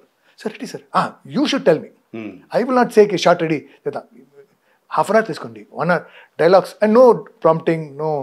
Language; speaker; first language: Telugu; non-native, fluent; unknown